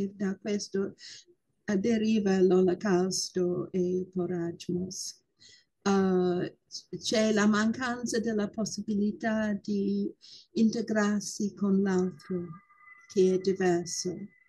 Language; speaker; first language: Italian; non-native, fluent; English